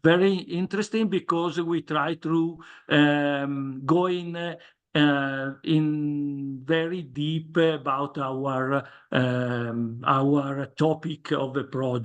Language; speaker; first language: English; non-native, learner; Italian